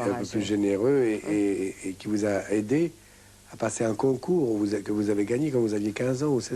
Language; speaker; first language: French; native; French